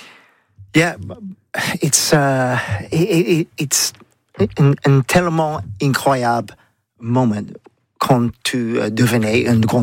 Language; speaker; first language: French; non-native, learner; English